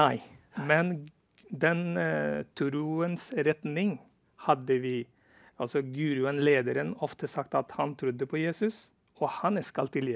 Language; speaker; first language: Norwegian; non-native, fluent; Rohingya